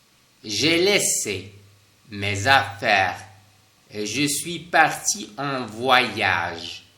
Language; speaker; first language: French; non-native, fluent; Spanish